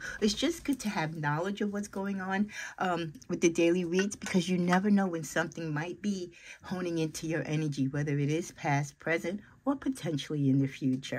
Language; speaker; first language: English; native; English